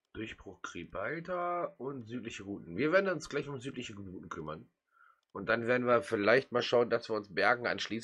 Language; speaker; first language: German; native; German